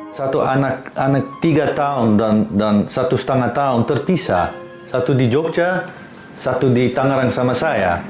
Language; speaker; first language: Indonesian; non-native, fluent; Dutch